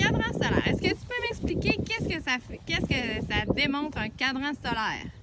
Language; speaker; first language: French; native; French